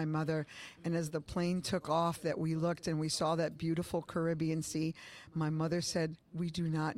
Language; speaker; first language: English; early bilingual, other home language; Spanish